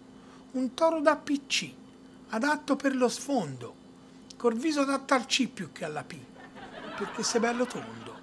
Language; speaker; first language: Italian; native; Italian